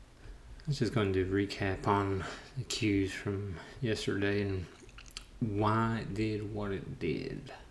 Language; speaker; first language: English; native; English